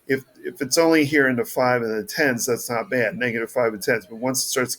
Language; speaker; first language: English; native; English